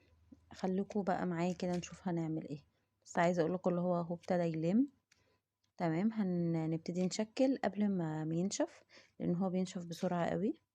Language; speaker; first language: Arabic; native; Arabic